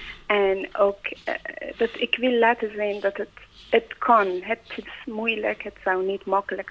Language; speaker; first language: Dutch; non-native, learner; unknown